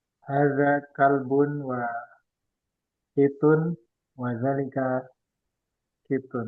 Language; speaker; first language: Arabic; non-native, learner; Indonesian